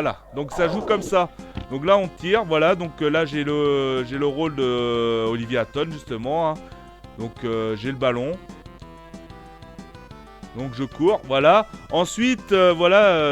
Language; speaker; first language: French; native; French